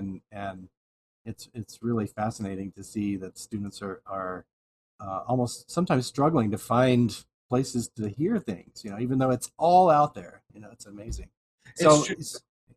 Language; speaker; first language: English; native; English